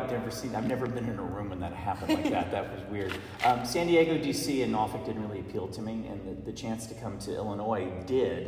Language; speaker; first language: English; native; English